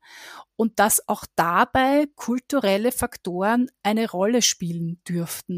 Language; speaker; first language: German; native; German